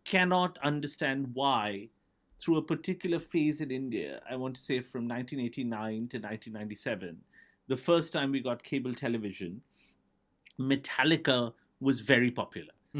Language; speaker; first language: English; non-native, local second language; Bangla